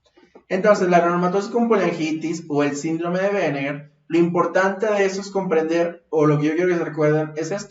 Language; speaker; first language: Spanish; native; Spanish